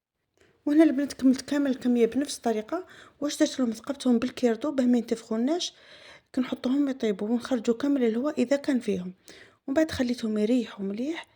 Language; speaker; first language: Arabic; native; Arabic